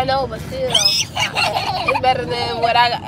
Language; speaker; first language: English; native; English